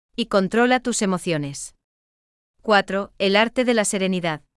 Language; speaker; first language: Spanish; non-native, fluent; German